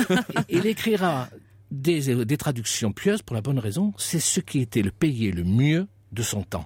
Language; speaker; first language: French; native; French